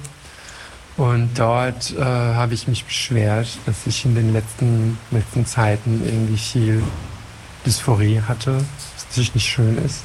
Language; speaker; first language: German; non-native, fluent; French